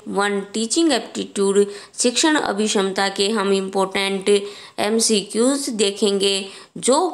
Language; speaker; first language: Hindi; native; Hindi